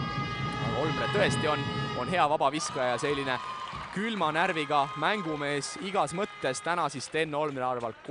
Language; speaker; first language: Estonian; native; Estonian